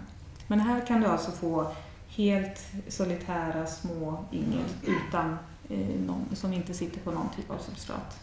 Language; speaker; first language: Swedish; native; Swedish